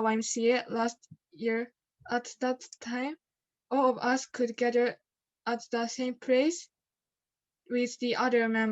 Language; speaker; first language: English; non-native, learner; Japanese